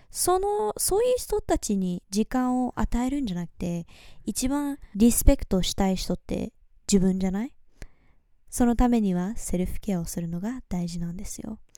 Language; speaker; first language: Japanese; early bilingual, heritage; Japanese